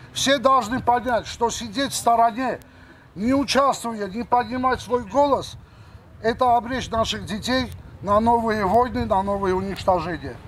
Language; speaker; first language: Russian; non-native, local second language; Armenian